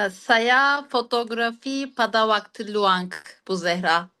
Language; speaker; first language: Indonesian; non-native, learner; Turkish